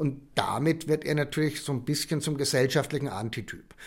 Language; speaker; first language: German; native; German